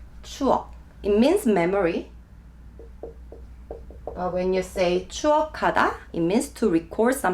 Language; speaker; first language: English; non-native, fluent; Korean